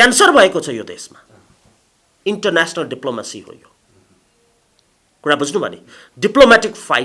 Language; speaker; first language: Nepali; native; Nepali